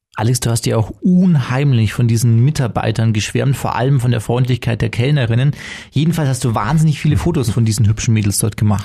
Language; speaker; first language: German; native; German